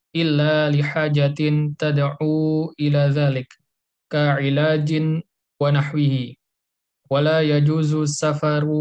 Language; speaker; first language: Arabic; non-native, learner; Indonesian